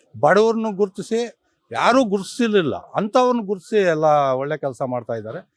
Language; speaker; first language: Kannada; native; Kannada